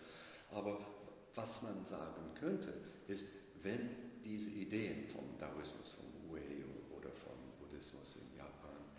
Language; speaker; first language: German; non-native, fluent; English